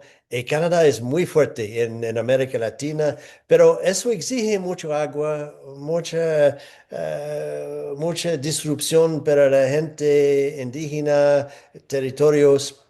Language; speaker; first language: Spanish; non-native, fluent; English